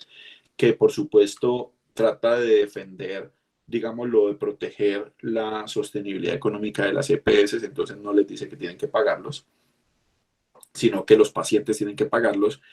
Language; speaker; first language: Spanish; native; Spanish